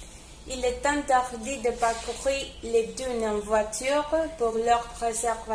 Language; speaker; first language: French; non-native, learner; Spanish